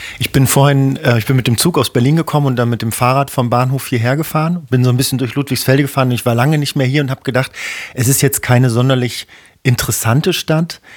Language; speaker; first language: German; native; German